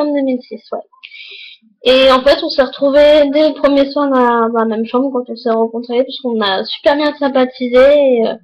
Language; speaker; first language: French; native; French